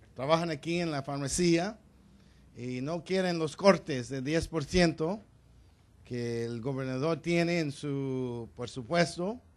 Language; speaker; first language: Spanish; early bilingual, other home language; English